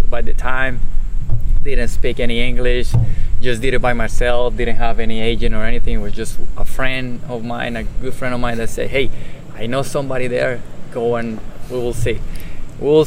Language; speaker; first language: English; non-native, fluent; Spanish